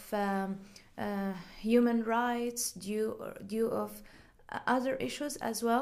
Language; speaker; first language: English; non-native, fluent; Arabic